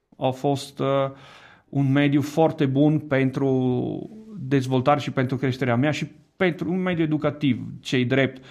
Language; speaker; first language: Romanian; non-native, fluent; Italian